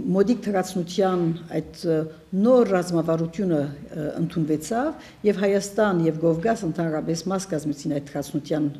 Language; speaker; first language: Armenian; early bilingual, heritage; Armenian